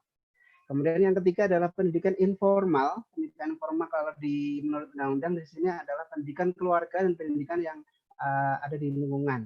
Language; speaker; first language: Indonesian; native; Indonesian